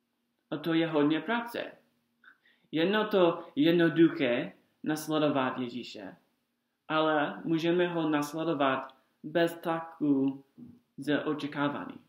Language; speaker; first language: Czech; non-native, fluent; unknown